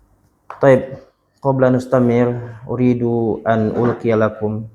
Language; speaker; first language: Arabic; non-native, fluent; Indonesian